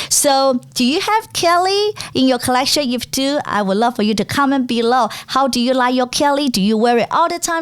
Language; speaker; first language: English; non-native, fluent; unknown